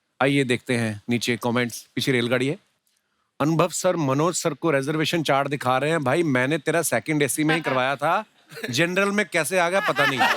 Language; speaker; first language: Hindi; non-native, local second language; Punjabi